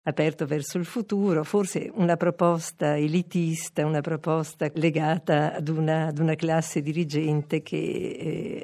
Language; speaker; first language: Italian; native; Italian